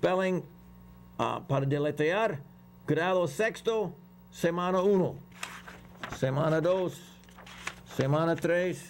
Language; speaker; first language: Spanish; non-native, fluent; English